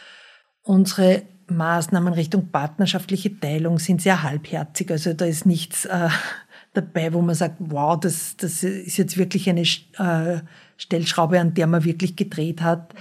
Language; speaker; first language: German; native; German